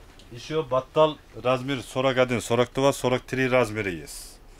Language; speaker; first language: Russian; non-native, learner; Turkish